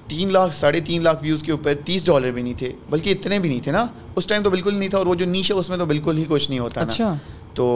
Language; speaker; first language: Urdu; native; Urdu